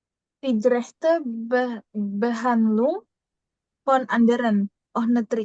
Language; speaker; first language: German; non-native, learner; Indonesian